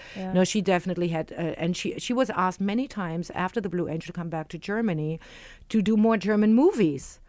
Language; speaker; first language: English; non-native, fluent; German